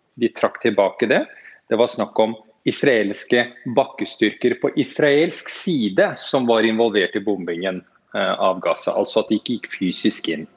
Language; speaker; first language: Norwegian; native; Norwegian